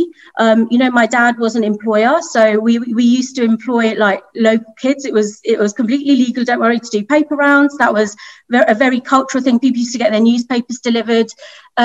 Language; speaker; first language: English; native; English